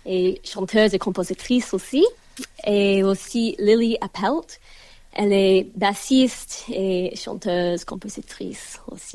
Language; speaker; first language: French; non-native, learner; English